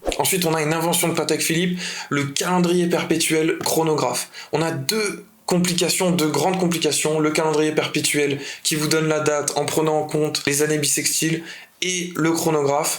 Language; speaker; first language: French; native; French